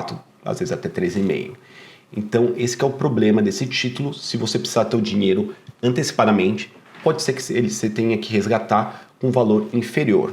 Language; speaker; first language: Portuguese; native; Portuguese